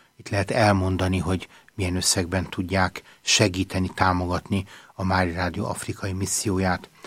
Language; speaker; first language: Hungarian; native; Hungarian